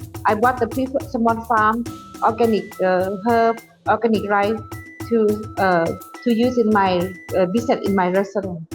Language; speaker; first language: English; non-native, fluent; Thai